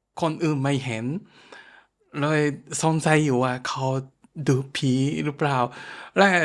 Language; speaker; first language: Thai; non-native, fluent; Japanese